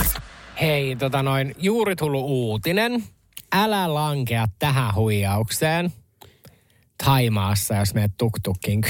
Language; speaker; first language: Finnish; native; Finnish